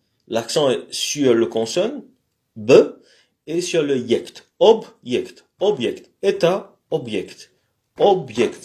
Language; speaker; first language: French; native; French